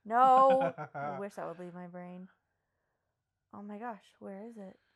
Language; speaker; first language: English; native; English